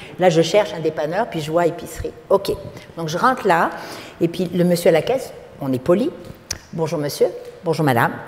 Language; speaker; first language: French; native; French